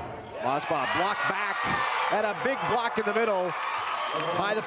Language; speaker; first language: English; native; English